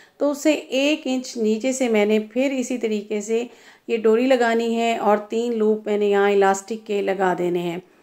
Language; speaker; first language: Urdu; non-native, local second language; Punjabi